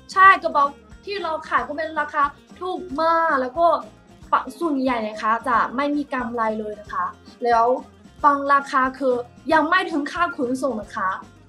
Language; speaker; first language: Thai; non-native, fluent; Chinese